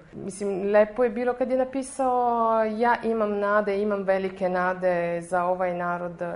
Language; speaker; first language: Serbian; non-native, fluent; Italian